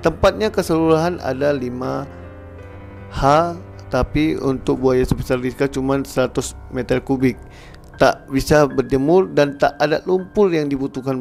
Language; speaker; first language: Indonesian; native; Indonesian